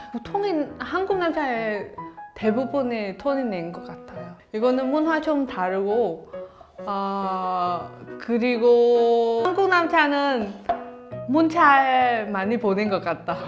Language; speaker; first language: Korean; non-native, learner; Vietnamese